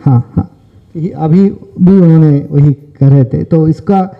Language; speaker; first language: Hindi; non-native, local second language; Kannada